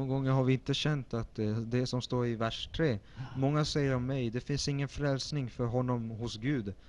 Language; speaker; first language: Swedish; early bilingual, other home language; Spanish